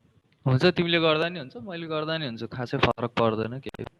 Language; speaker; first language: Nepali; native; Nepali